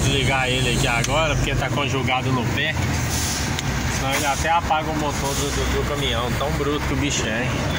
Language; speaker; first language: Portuguese; native; Portuguese